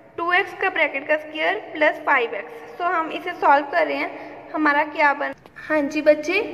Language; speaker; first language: Hindi; non-native, local second language; Punjabi